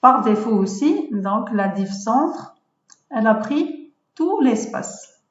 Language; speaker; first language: French; non-native, local second language; Arabic